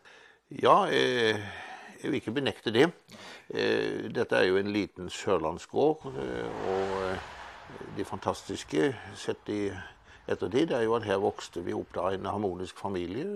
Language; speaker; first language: Norwegian; native; Norwegian